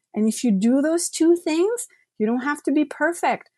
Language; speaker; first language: English; non-native, fluent; French